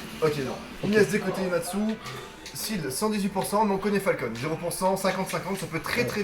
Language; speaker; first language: French; native; French